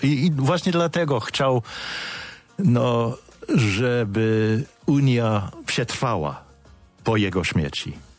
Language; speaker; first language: Polish; non-native, fluent; English